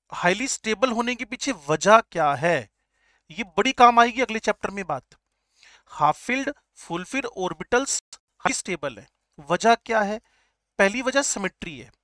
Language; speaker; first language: Hindi; native; Hindi